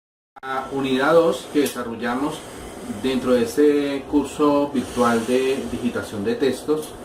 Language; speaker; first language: Spanish; native; Spanish